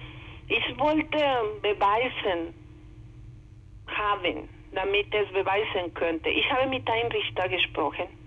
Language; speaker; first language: German; non-native, learner; Spanish